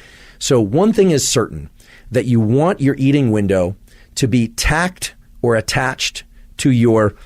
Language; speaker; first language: English; native; English